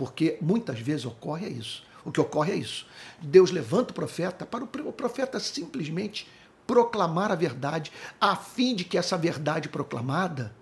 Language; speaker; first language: Portuguese; native; Portuguese